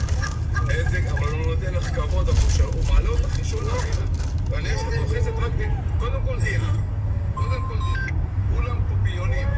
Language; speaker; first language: Hebrew; native; Hebrew